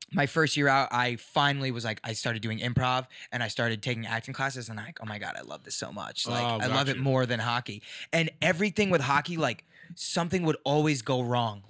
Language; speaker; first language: English; native; English